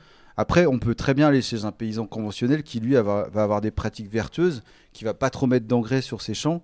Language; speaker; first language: French; native; French